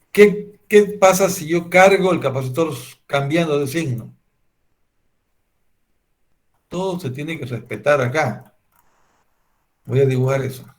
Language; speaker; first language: Spanish; native; Spanish